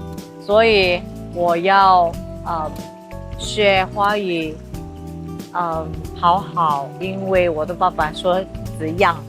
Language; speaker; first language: Chinese; early bilingual, heritage; English